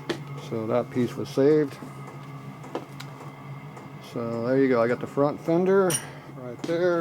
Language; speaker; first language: English; native; English